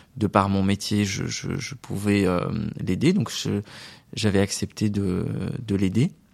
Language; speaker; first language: French; non-native, local second language; Arabic